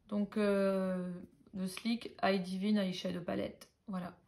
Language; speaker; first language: French; native; French